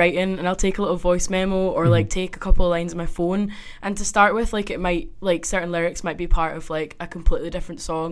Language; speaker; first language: English; native; English